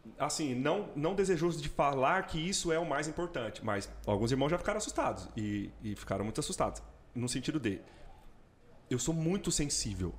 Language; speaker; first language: Portuguese; native; Portuguese